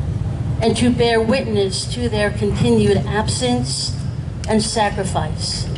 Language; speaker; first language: English; native; English